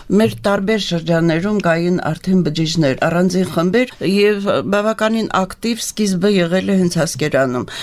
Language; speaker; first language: Armenian; native; Armenian